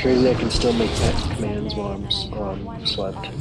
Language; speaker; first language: English; native; English